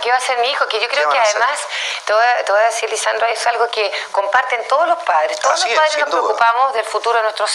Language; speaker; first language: Spanish; native; Spanish